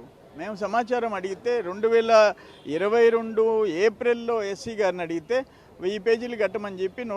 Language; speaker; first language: Telugu; native; Telugu